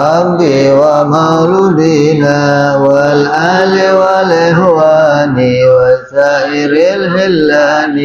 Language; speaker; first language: Arabic; non-native, fluent; Indonesian